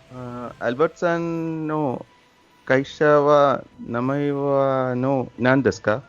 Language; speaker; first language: Japanese; non-native, learner; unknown